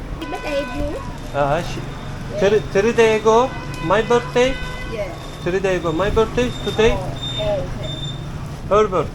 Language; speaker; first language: English; non-native, learner; Turkish